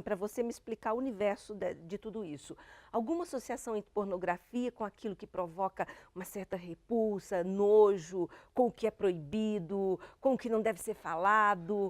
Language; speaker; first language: Portuguese; native; Portuguese